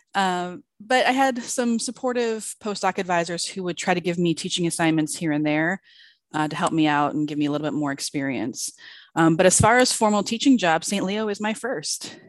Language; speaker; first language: English; native; English